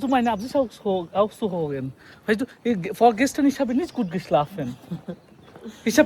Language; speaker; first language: German; non-native, learner; Bangla